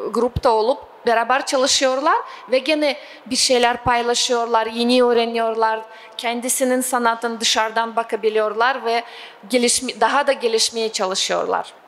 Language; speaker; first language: Turkish; non-native, fluent; Russian